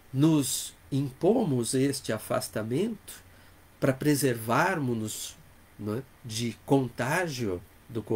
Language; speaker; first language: Portuguese; native; Portuguese